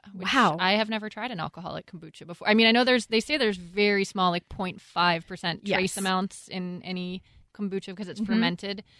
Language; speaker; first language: English; native; English